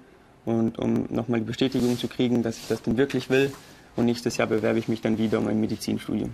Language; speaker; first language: German; native; German